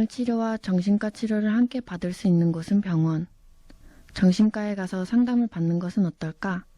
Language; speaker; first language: Korean; native; Korean